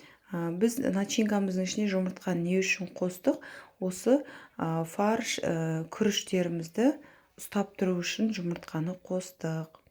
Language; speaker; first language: Kazakh; native; Kazakh